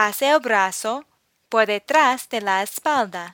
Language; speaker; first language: Spanish; non-native, fluent; English